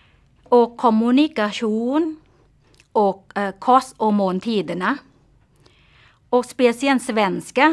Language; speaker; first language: Swedish; non-native, learner; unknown